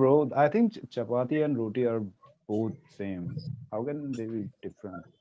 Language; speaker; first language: English; non-native, local second language; Hindi